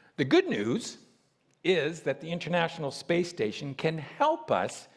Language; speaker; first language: English; native; English